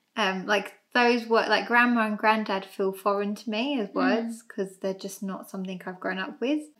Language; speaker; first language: English; native; English